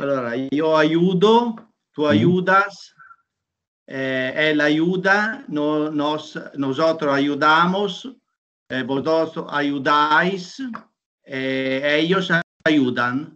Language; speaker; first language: Spanish; non-native, learner; Italian